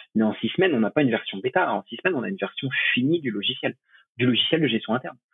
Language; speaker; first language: French; native; French